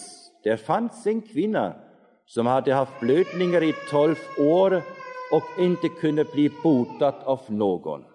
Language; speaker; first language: Swedish; non-native, fluent; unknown